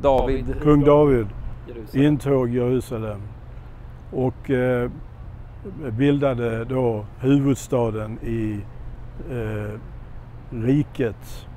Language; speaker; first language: Swedish; non-native, fluent; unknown